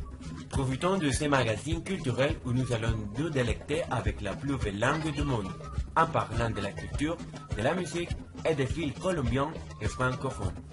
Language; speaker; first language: French; non-native, learner; Spanish